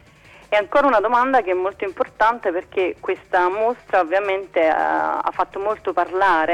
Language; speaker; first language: Italian; native; Italian